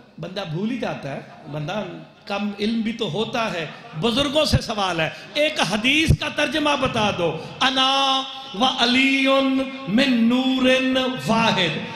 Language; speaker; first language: Urdu; non-native, local second language; Punjabi